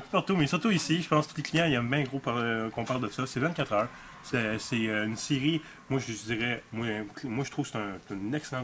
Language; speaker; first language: French; native; French